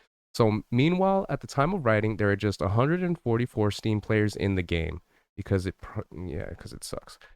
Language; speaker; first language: English; native; English